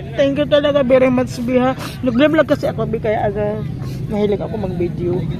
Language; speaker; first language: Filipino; non-native, local second language; Waray